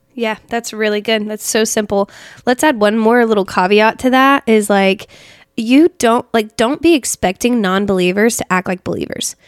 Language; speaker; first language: English; native; English